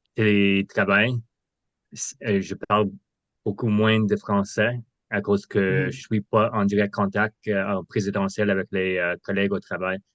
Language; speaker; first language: French; non-native, local second language; English